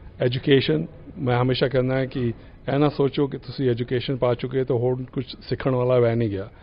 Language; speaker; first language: Punjabi; native; Punjabi